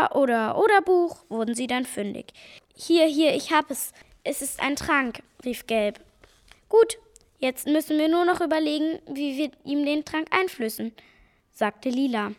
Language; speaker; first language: German; native; German